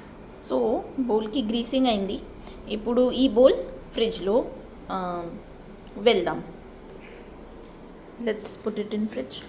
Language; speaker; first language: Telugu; non-native, learner; Marathi